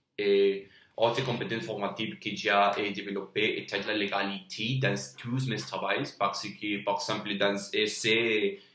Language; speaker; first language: French; non-native, learner; Spanish